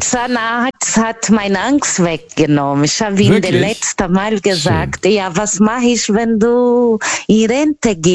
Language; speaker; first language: German; non-native, learner; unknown